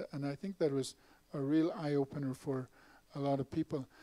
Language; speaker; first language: English; native; English